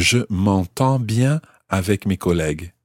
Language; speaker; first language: French; non-native, fluent; English